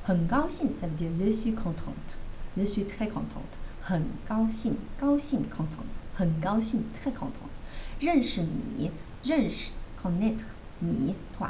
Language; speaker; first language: French; non-native, fluent; Chinese